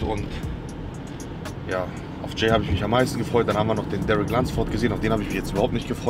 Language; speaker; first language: German; native; German